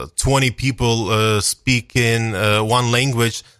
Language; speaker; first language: English; non-native, fluent; Ukrainian